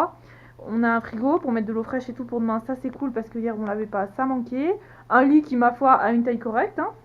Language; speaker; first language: French; native; French